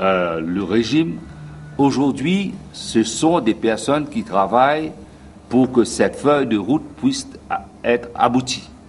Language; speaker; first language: French; non-native, local second language; Morisyen